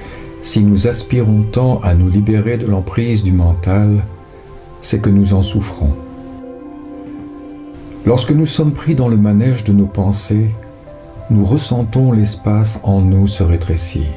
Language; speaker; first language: French; native; French